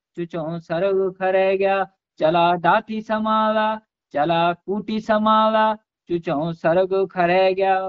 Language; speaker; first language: Hindi; non-native, local second language; Garhwali